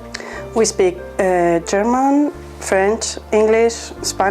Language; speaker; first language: English; non-native, fluent; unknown